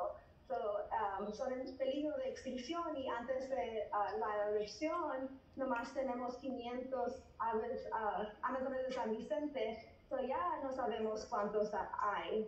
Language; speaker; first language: Spanish; early bilingual, heritage; Spanish